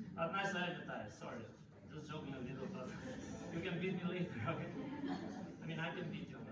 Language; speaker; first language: English; non-native, fluent; Albanian